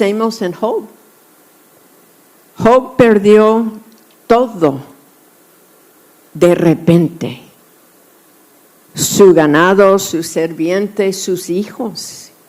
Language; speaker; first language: Spanish; non-native, fluent; English